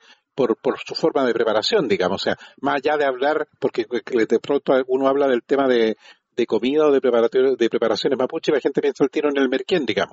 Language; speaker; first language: Spanish; native; Spanish